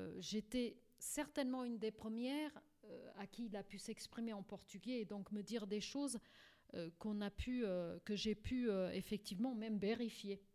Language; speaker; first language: French; non-native, fluent; Portuguese